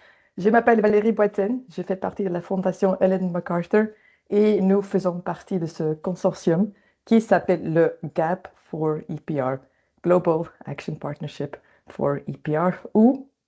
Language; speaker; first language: French; native; French